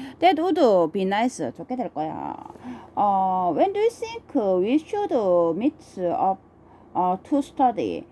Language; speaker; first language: English; non-native, learner; Korean